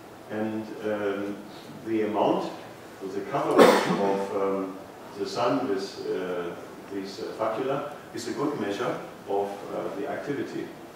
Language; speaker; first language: English; non-native, fluent; German